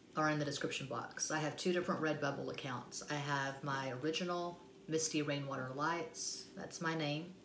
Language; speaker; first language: English; native; English